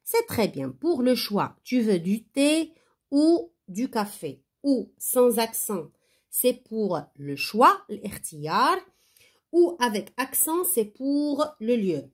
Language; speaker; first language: French; non-native, local second language; Arabic